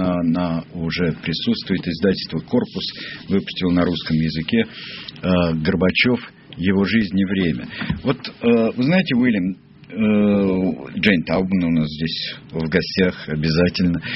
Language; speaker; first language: Russian; native; Russian